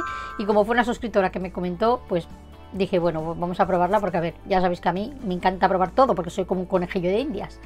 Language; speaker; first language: Spanish; native; Spanish